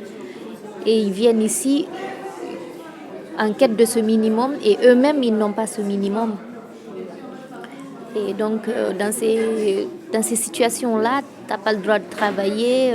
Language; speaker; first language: French; non-native, local second language; Fula